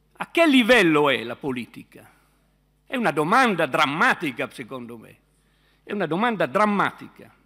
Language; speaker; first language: Italian; native; Italian